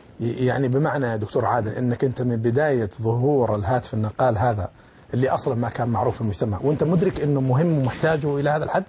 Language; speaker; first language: Arabic; native; Arabic